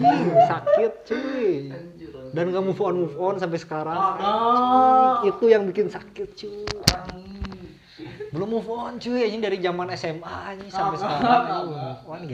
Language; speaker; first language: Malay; non-native, local second language; Sundanese